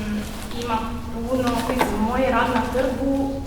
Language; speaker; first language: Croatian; non-native, fluent; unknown